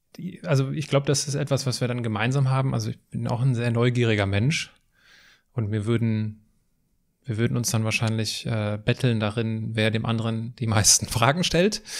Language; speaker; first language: German; native; German